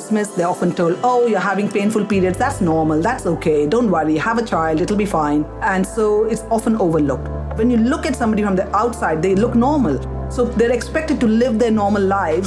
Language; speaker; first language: English; non-native, local second language; Kannada